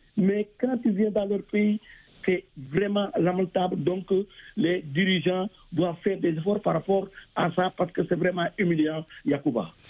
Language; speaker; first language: French; non-native, local second language; Wolof